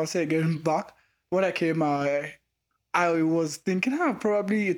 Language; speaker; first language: English; non-native, local second language; Igbo